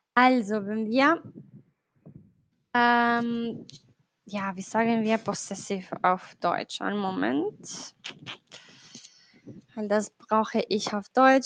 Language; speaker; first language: German; non-native, fluent; Spanish